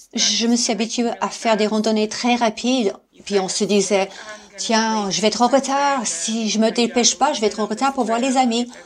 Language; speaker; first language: French; non-native, fluent; English